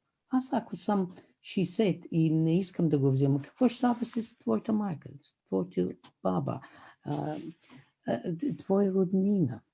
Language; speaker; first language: Bulgarian; non-native, fluent; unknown